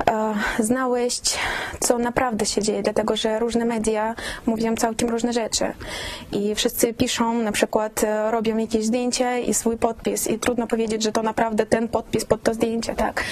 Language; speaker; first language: Polish; non-native, fluent; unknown